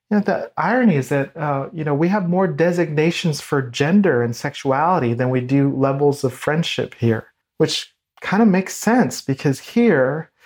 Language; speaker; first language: English; native; English